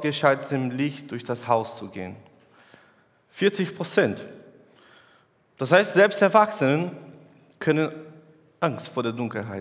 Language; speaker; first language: German; non-native, fluent; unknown